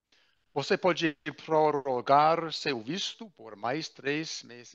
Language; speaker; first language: Portuguese; non-native, learner; English